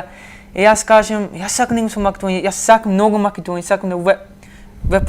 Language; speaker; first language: Macedonian; early bilingual, heritage; Macedonian